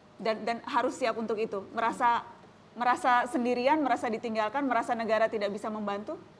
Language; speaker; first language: Indonesian; native; Indonesian